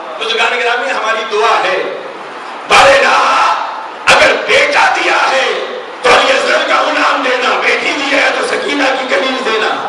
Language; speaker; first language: Urdu; native; Urdu